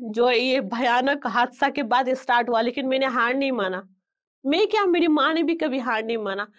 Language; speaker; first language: Hindi; non-native, local second language; Bangla